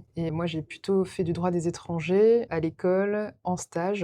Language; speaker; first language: French; native; French